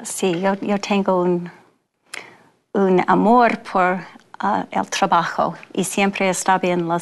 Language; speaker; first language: Spanish; non-native, fluent; English